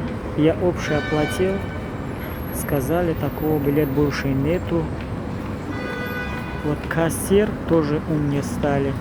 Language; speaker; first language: Russian; non-native, learner; Tajik